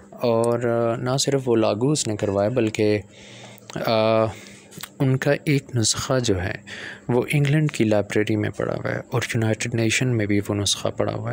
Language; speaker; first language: Urdu; early bilingual, other home language; Punjabi